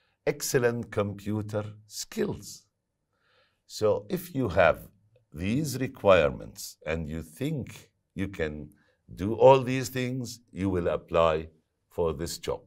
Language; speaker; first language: English; non-native, fluent; Arabic